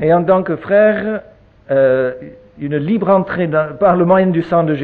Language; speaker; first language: French; native; French